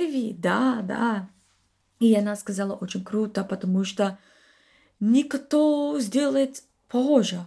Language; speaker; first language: Russian; non-native, learner; English